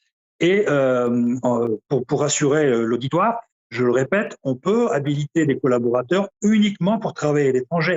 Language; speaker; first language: French; native; French